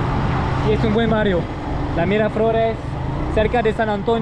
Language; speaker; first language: Spanish; non-native, learner; French